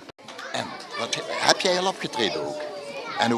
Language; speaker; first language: Dutch; native; Dutch